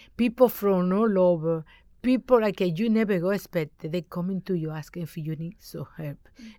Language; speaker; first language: English; non-native, learner; Spanish